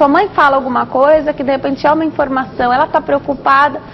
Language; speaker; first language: Portuguese; native; Portuguese